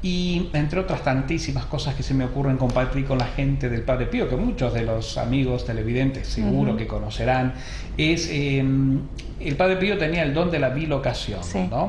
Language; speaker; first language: Spanish; native; Spanish